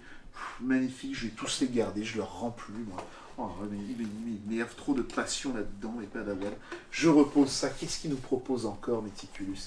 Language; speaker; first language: French; native; French